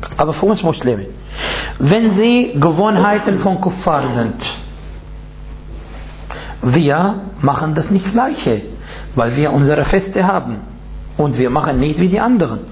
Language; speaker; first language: German; non-native, fluent; Arabic